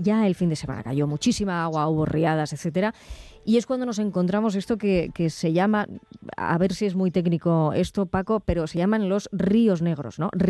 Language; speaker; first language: Spanish; native; Spanish